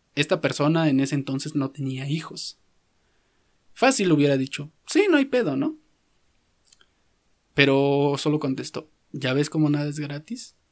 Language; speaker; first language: Spanish; native; Spanish